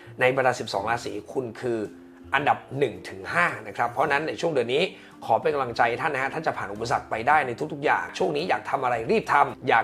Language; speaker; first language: Thai; native; Thai